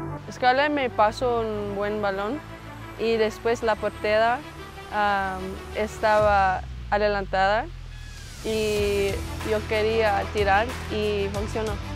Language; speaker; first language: Spanish; non-native, learner; English